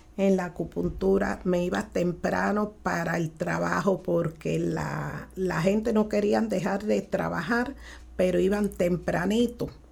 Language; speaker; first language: Spanish; early bilingual, other home language; Haitian Creole